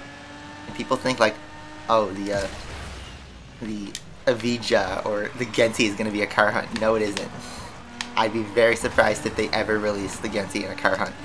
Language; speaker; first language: English; native; English